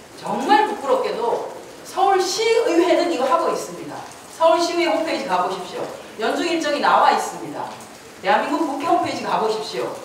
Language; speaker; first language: Korean; native; Korean